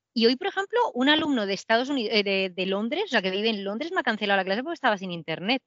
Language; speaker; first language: Spanish; native; Spanish